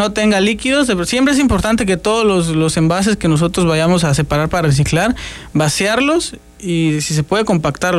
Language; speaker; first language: Spanish; native; Spanish